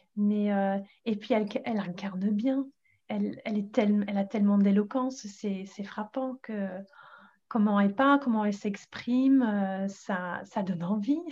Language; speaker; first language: French; non-native, fluent; English